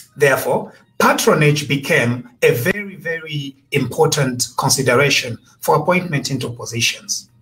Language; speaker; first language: English; non-native, local second language; Bemba